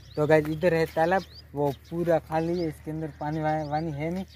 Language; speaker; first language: Hindi; native; Hindi